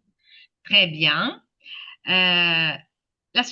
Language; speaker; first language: French; non-native, fluent; Ukrainian